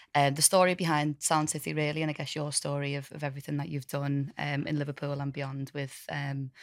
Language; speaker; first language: English; native; English